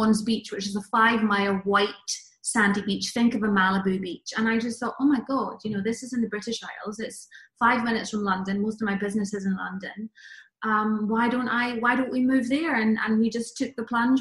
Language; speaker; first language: English; native; English